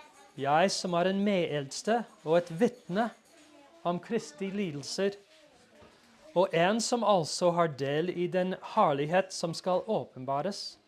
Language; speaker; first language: Norwegian; non-native, fluent; English